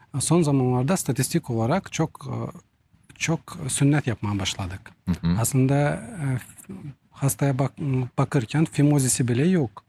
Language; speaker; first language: Turkish; non-native, fluent; Russian